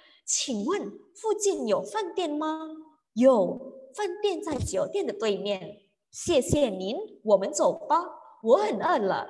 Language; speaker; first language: Chinese; non-native, fluent; Indonesian